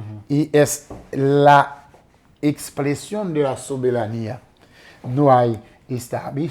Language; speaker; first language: Spanish; non-native, fluent; Haitian Creole